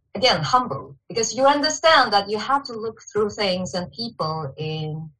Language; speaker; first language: English; non-native, fluent; Chinese